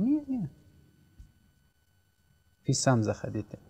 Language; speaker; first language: Russian; non-native, learner; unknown